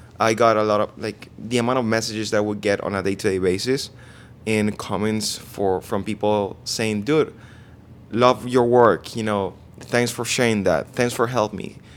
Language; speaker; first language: English; non-native, fluent; Spanish